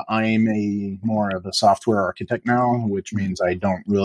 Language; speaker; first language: English; native; English